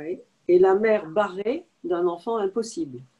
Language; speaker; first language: French; native; French